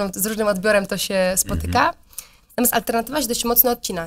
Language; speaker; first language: Polish; native; Polish